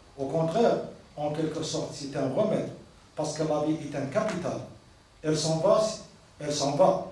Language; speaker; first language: French; non-native, local second language; Arabic